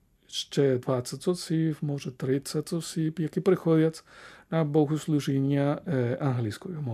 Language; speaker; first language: Ukrainian; non-native, fluent; Spanish